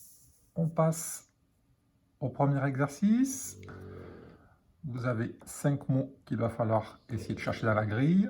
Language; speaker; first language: French; native; French